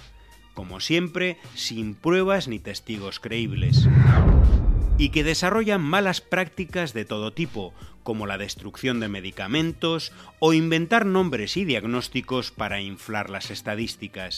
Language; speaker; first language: Spanish; native; Spanish